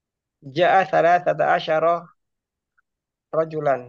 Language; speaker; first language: Arabic; non-native, learner; Indonesian